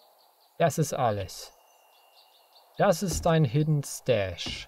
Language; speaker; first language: German; native; German